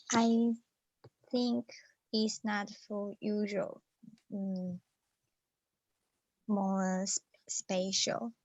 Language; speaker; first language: English; non-native, learner; Chinese